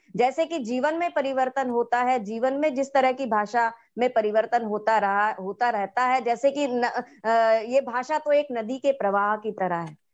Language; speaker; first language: Hindi; non-native, local second language; Marathi